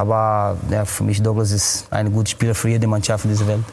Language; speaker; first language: German; non-native, fluent; Portuguese